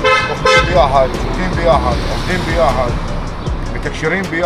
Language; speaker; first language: Hebrew; non-native, local second language; Arabic